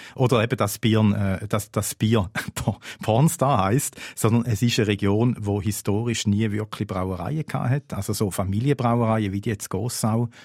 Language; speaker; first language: German; native; German